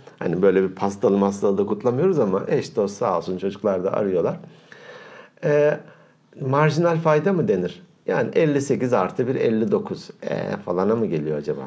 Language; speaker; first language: Turkish; native; Turkish